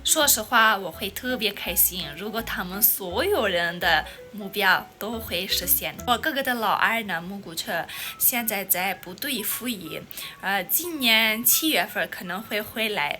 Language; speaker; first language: Chinese; non-native, fluent; Armenian